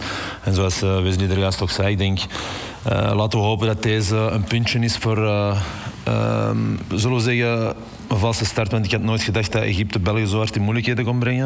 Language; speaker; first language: Dutch; native; Dutch